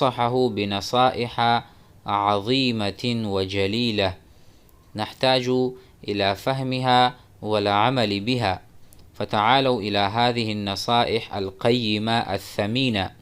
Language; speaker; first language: Arabic; non-native, fluent; Urdu